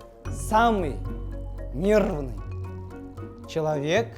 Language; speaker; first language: Russian; non-native, local second language; Kazakh